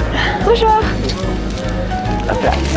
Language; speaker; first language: French; native; French